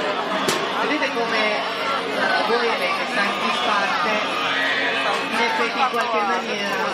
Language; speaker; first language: Italian; native; Italian